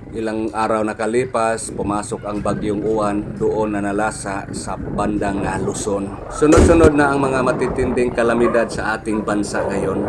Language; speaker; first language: Filipino; non-native, local second language; Cebuano